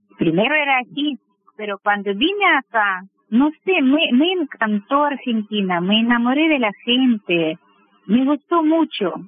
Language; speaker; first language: Spanish; non-native, fluent; Russian